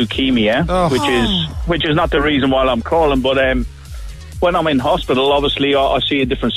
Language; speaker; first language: English; native; English